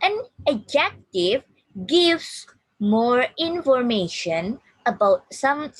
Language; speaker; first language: English; non-native, fluent; Indonesian